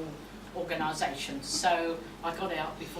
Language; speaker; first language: English; native; English